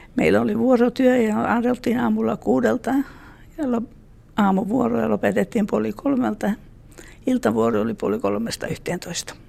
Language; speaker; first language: Finnish; native; Finnish